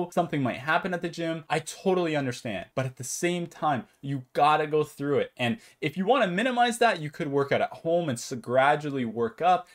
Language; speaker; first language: English; native; English